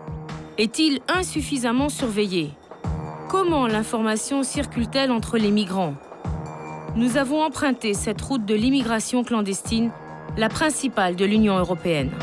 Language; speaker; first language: French; native; French